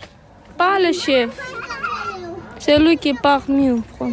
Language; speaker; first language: French; non-native, learner; Romanian